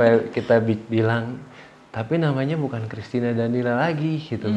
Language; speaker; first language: Indonesian; native; Indonesian